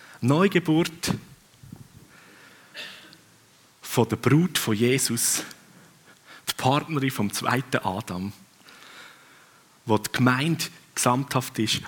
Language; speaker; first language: German; non-native, fluent; Swiss German